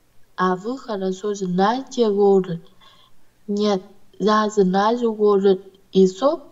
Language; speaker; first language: Russian; non-native, learner; Vietnamese